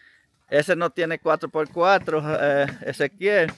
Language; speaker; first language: Spanish; native; Spanish